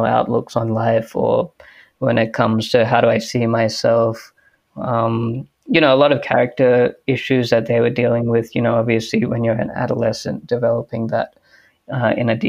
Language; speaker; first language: English; native; English